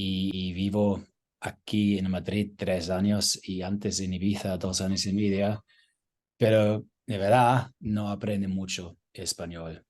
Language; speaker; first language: Spanish; non-native, learner; German